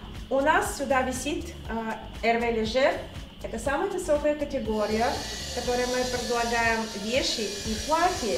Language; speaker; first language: Russian; non-native, learner; Bulgarian